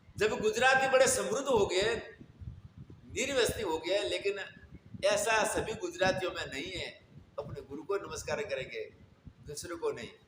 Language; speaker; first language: Hindi; non-native, local second language; Gujarati